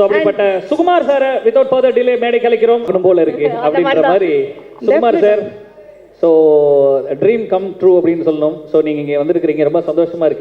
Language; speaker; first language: Tamil; native; Tamil